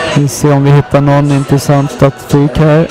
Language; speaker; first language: Swedish; native; Swedish